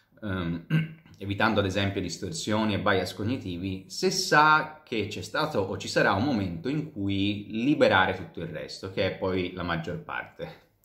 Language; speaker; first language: Italian; native; Italian